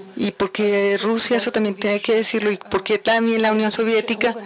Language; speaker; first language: Spanish; non-native, fluent; Ukrainian